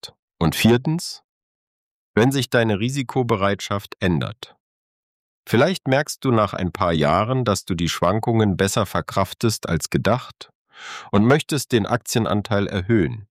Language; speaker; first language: German; native; German